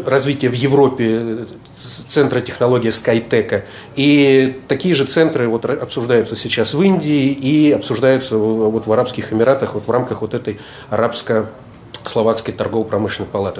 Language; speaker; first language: Russian; native; Russian